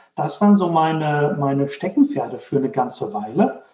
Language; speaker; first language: German; native; German